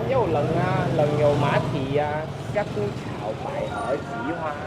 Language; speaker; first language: Chinese; early bilingual, heritage; Chinese